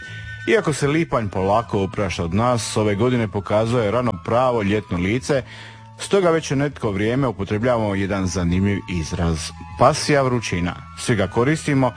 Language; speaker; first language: Serbian; native; Serbian